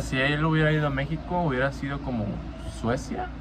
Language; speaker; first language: Spanish; native; Spanish